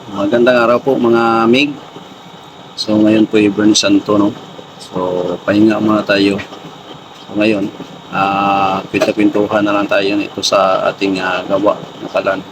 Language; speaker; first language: Filipino; non-native, local second language; Cebuano